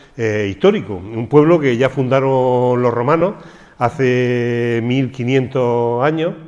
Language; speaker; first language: Spanish; native; Spanish